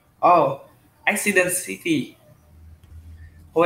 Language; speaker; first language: English; non-native, learner; Vietnamese